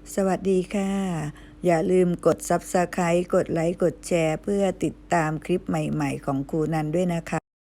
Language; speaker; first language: Thai; native; Thai